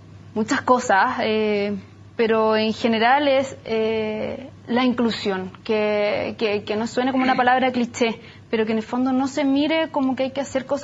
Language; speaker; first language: Spanish; native; Spanish